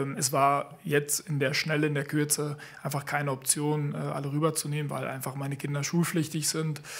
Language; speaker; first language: German; early bilingual, other home language; Italian